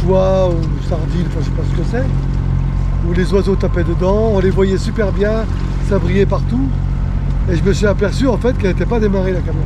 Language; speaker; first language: French; native; French